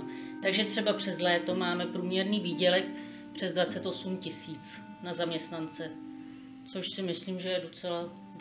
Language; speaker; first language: Czech; native; Czech